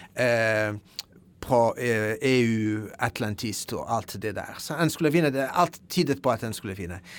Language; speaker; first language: Norwegian; non-native, fluent; French